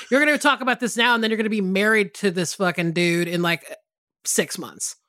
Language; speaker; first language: English; native; English